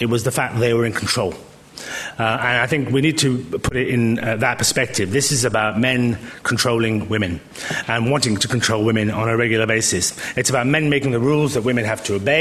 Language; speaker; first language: English; native; English